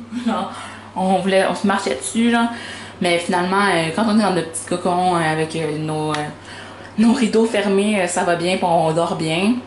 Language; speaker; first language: French; native; French